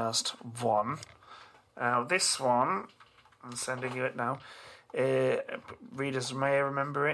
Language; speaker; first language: English; native; English